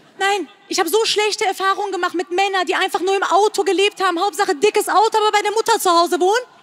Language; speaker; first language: German; early bilingual, other home language; Persian